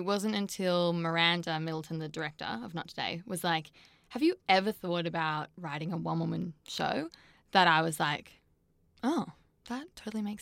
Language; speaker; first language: English; native; English